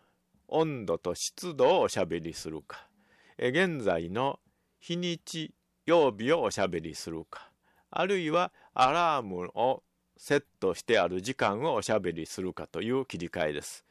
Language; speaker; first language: Japanese; native; Japanese